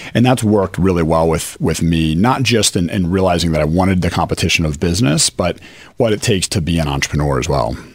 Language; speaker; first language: English; native; English